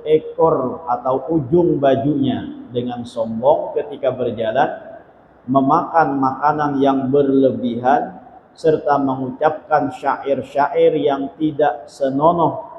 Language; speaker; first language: Indonesian; non-native, local second language; Banjar